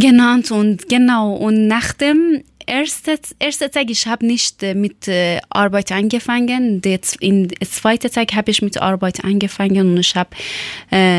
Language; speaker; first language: German; non-native, learner; Persian